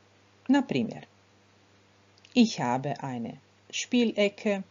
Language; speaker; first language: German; non-native, fluent; Croatian